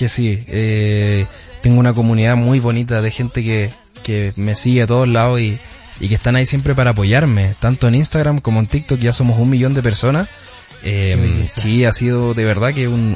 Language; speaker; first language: Spanish; native; Spanish